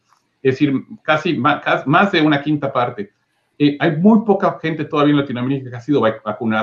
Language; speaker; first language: Spanish; native; Spanish